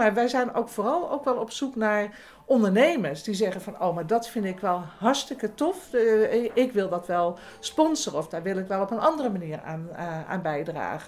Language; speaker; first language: Dutch; native; Dutch